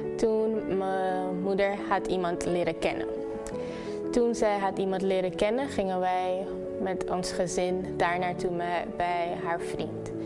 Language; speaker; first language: Dutch; non-native, local second language; Papiamento